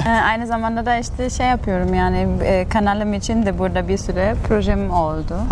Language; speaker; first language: Turkish; non-native, fluent; German